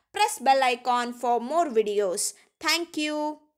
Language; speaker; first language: English; non-native, local second language; Kannada